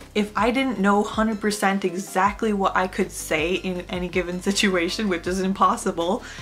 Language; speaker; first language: English; native; English